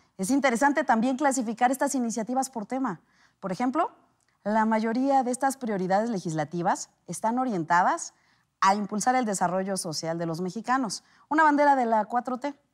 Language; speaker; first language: Spanish; native; Spanish